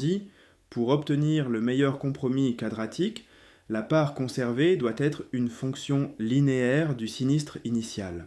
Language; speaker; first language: French; native; French